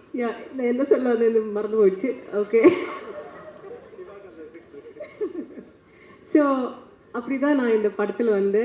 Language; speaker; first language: Tamil; non-native, learner; Malayalam